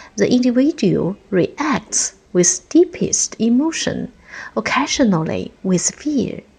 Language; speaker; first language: English; non-native, fluent; Chinese